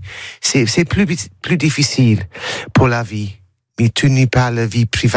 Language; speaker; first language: French; non-native, learner; English